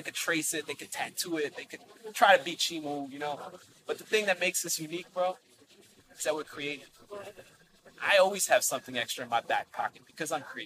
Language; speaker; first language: English; native; English